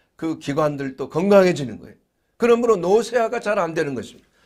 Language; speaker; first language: Korean; native; Korean